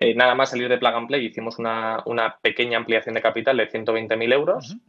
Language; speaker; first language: Spanish; native; Spanish